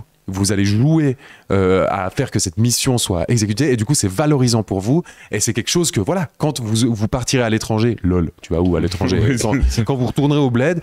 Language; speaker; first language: French; native; French